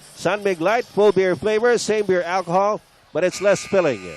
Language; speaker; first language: English; non-native, local second language; Filipino